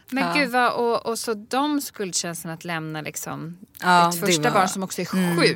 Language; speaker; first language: Swedish; native; Swedish